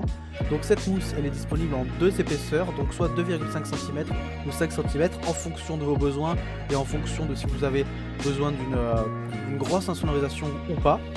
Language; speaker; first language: French; native; French